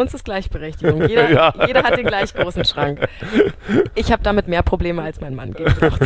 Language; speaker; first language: German; native; German